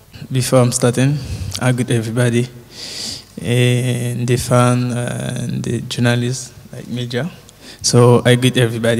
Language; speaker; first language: English; non-native, learner; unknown